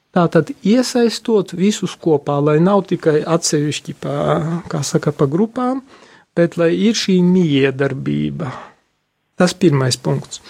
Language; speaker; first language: Latvian; non-native, local second language; Polish